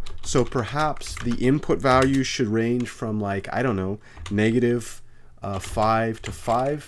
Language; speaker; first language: English; native; English